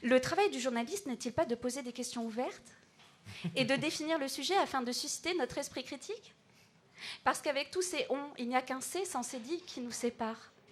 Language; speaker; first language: French; native; French